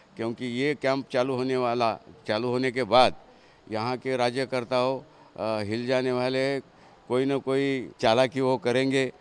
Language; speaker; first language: Hindi; non-native, local second language; Marathi